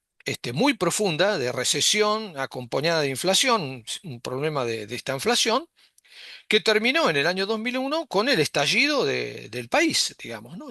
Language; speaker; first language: Spanish; native; Spanish